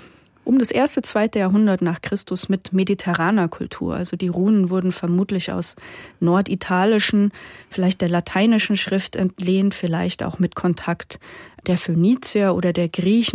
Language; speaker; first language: German; native; German